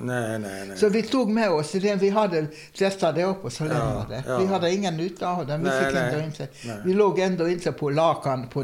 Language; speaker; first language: Swedish; non-native, fluent; Hungarian